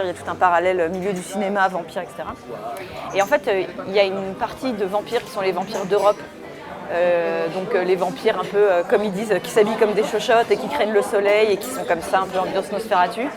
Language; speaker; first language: French; native; French